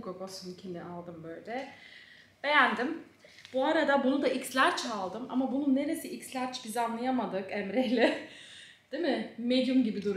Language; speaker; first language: Turkish; native; Turkish